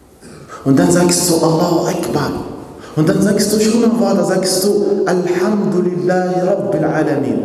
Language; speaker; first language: German; non-native, fluent; Arabic